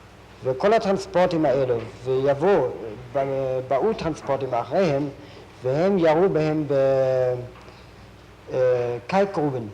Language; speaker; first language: Hebrew; non-native, fluent; German